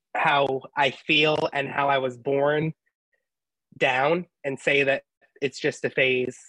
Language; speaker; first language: English; native; English